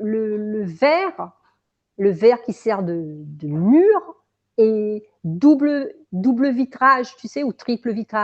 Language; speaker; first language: French; native; French